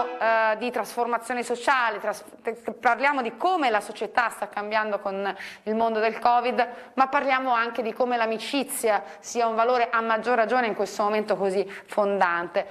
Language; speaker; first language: Italian; native; Italian